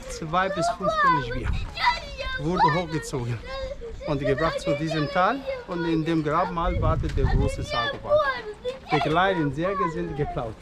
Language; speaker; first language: German; non-native, fluent; Arabic